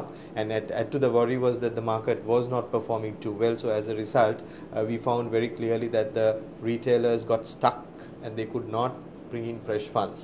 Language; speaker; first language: English; non-native, local second language; Sinhala